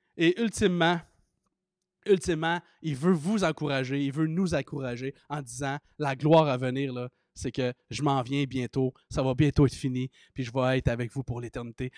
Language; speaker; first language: French; native; French